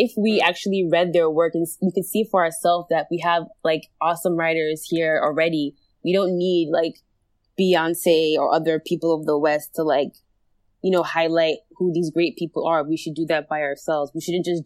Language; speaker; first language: English; non-native, local second language; Akan